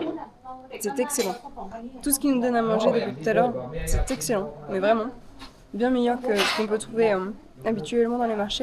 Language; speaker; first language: French; native; French